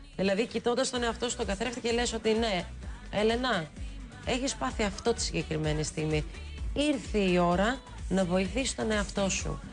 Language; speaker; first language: Greek; early bilingual, heritage; Greek